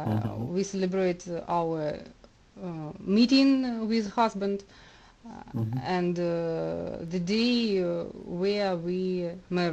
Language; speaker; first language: English; non-native, learner; Russian